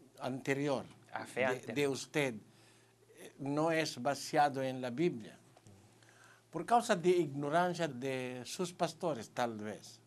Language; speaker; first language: Spanish; non-native, learner; Filipino